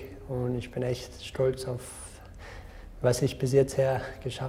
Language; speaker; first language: German; non-native, fluent; English